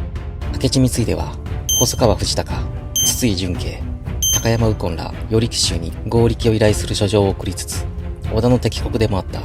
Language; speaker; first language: Japanese; native; Japanese